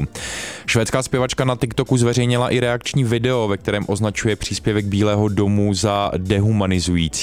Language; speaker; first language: Czech; native; Czech